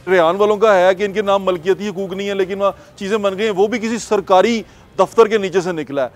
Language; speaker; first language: Urdu; non-native, local second language; Punjabi